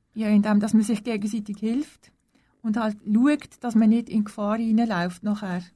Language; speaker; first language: German; native; German